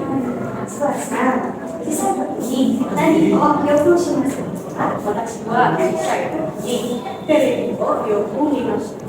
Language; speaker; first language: Japanese; non-native, fluent; Indonesian